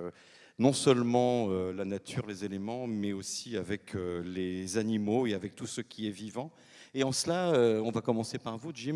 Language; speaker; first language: French; native; French